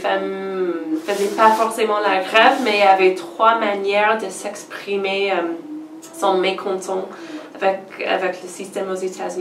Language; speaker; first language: French; non-native, fluent; English